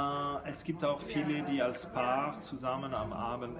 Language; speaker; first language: German; non-native, fluent; French